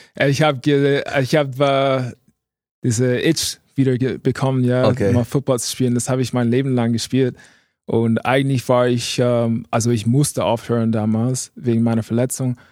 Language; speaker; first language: German; non-native, fluent; English